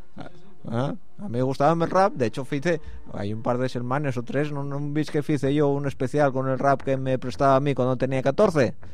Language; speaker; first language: Spanish; native; Spanish